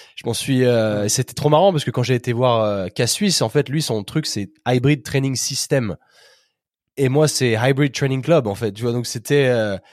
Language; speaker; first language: French; native; French